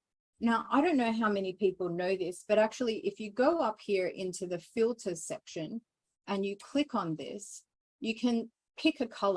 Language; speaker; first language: English; native; English